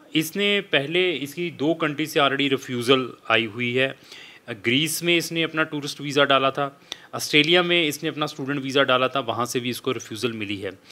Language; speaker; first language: Hindi; non-native, local second language; Punjabi